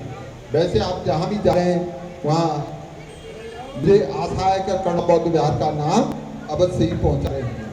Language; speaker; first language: Hindi; native; Hindi